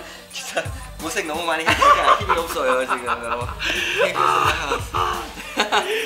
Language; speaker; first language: Korean; non-native, fluent; English